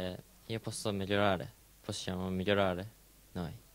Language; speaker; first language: Italian; non-native, learner; Japanese